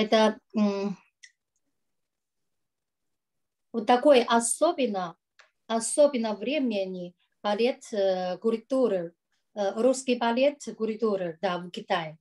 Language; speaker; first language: Russian; non-native, learner; Chinese